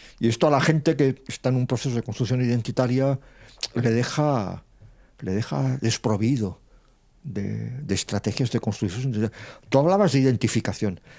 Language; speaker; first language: Spanish; non-native, local second language; Catalan